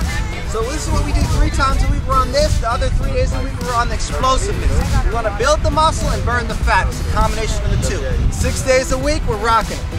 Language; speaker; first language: English; non-native, fluent; Portuguese